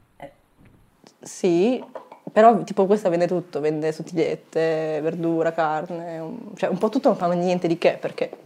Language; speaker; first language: Italian; early bilingual, other home language; Chinese